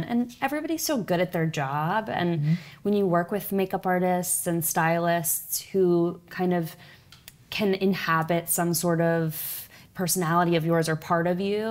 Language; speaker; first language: English; native; English